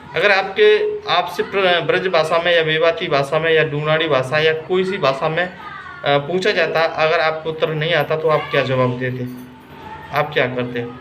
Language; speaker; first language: Hindi; native; Hindi